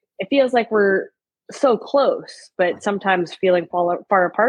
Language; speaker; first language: English; native; English